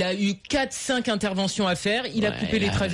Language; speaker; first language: French; native; French